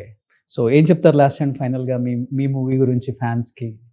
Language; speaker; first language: Telugu; native; Telugu